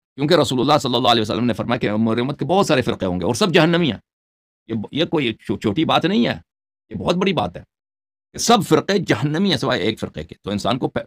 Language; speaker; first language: Urdu; native; Urdu